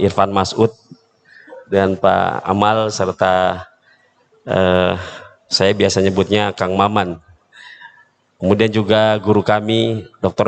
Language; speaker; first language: Indonesian; native; Indonesian